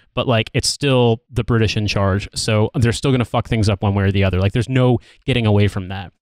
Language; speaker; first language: English; native; English